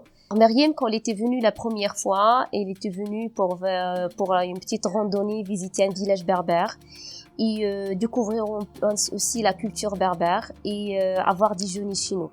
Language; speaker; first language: French; non-native, local second language; Berber languages